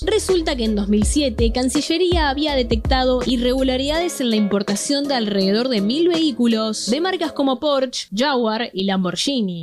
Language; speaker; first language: Spanish; native; Spanish